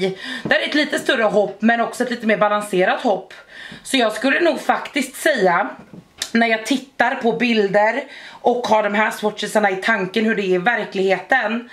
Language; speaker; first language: Swedish; native; Swedish